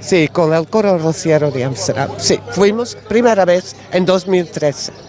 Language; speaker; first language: Spanish; non-native, learner; Dutch